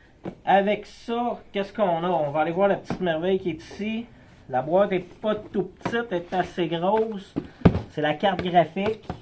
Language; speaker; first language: French; native; French